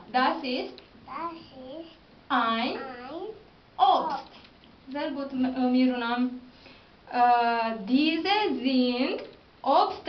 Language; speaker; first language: German; non-native, learner; Romanian